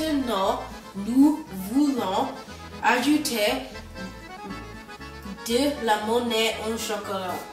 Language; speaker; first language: French; non-native, learner; English